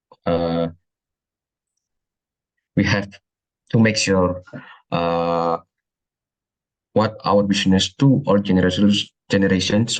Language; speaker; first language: English; non-native, learner; Indonesian